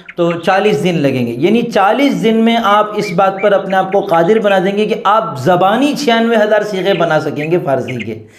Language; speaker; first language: Urdu; native; Urdu